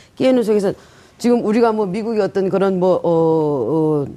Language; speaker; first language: Korean; native; Korean